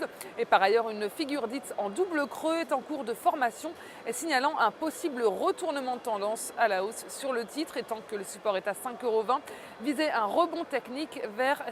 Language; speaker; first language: French; native; French